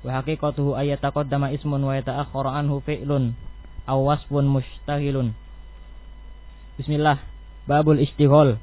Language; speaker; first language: Arabic; non-native, learner; Indonesian